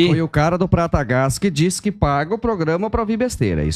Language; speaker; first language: Portuguese; native; Portuguese